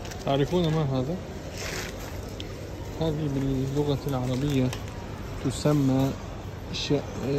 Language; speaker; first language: Arabic; non-native, fluent; Russian